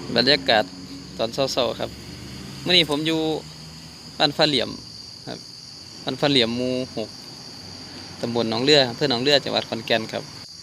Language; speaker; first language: Thai; native; Thai